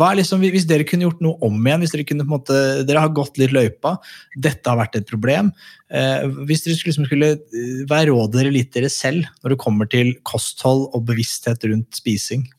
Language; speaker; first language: Norwegian; native; Norwegian